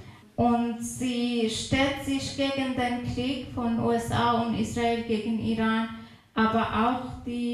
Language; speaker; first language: German; non-native, fluent; Persian